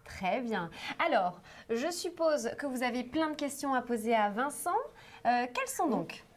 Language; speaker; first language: French; native; French